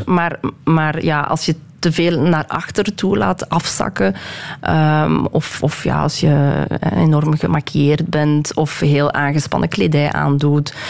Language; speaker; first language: Dutch; early bilingual, other home language; Persian